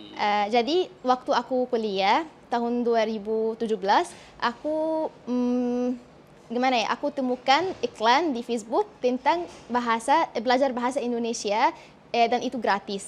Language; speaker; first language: Indonesian; non-native, fluent; Arabic